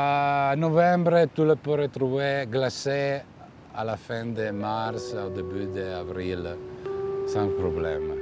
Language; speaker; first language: French; non-native, fluent; Italian